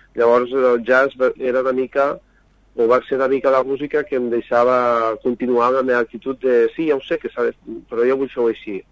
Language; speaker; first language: Catalan; native; Catalan